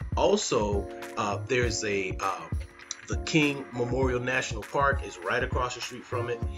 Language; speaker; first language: English; native; English